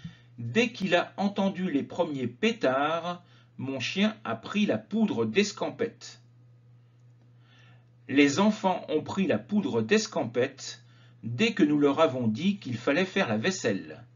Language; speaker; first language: French; native; French